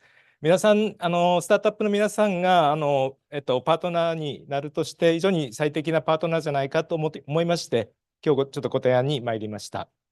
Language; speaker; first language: Japanese; native; Japanese